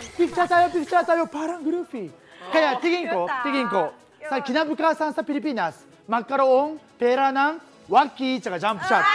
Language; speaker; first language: Filipino; non-native, fluent; Japanese